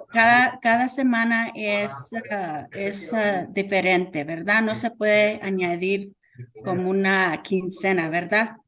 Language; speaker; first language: Spanish; early bilingual, heritage; Spanish